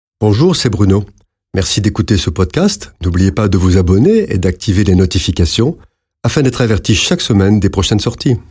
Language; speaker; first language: French; native; French